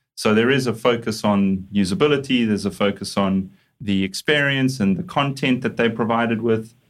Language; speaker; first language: English; native; English